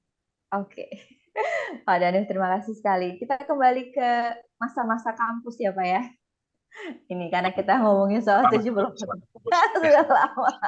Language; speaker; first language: Indonesian; native; Indonesian